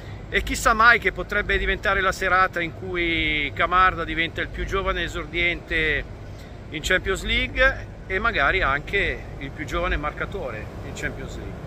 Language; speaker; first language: Italian; native; Italian